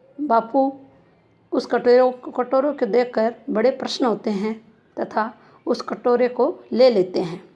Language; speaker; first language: Hindi; native; Hindi